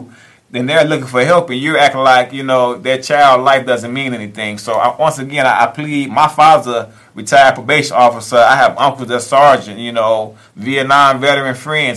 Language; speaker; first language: English; native; English